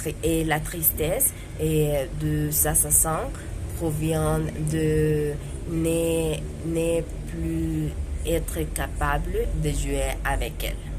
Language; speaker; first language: French; non-native, learner; Spanish